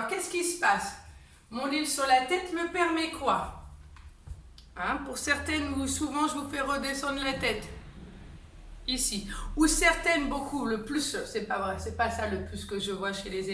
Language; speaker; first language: French; native; French